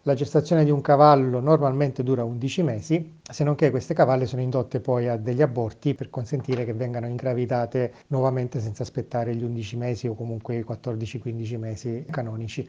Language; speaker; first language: Italian; native; Italian